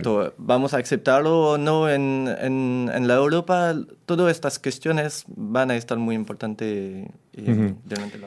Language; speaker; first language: Spanish; non-native, fluent; French